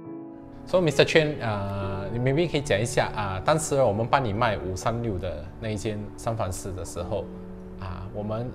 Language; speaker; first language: Chinese; native; Chinese